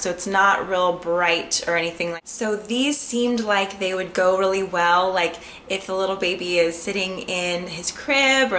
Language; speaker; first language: English; native; English